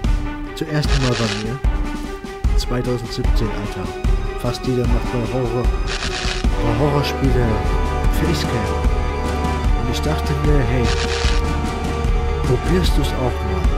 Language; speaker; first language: German; native; German